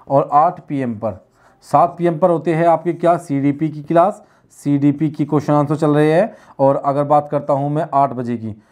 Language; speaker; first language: Hindi; native; Hindi